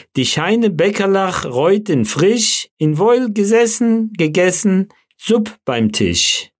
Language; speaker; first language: German; non-native, local second language; Yiddish